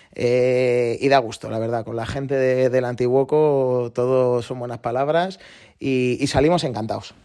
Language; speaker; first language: Spanish; native; Spanish